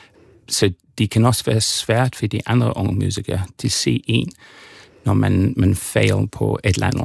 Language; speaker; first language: Danish; non-native, fluent; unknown